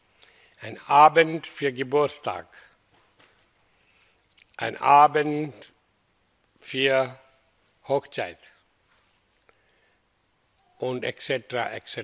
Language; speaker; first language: German; non-native, learner; Hindi